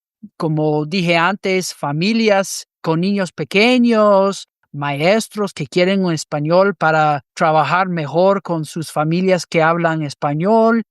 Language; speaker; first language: Spanish; non-native, fluent; English